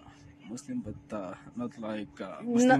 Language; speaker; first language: English; non-native, learner; Arabic